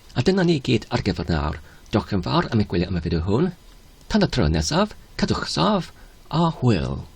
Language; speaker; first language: Welsh; non-native, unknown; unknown